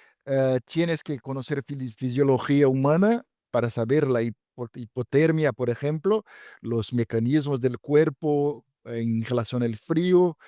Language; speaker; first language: Spanish; non-native, fluent; Portuguese